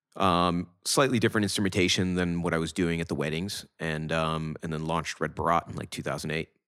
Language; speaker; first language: English; native; English